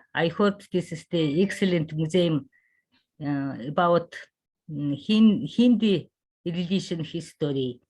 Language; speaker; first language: English; non-native, learner; Mongolian